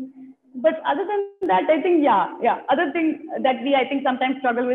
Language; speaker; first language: English; non-native, local second language; Tamil